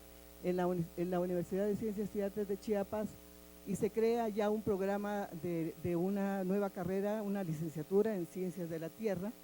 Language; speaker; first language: Spanish; native; Spanish